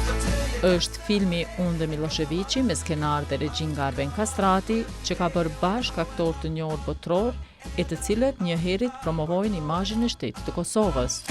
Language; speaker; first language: Albanian; native; Albanian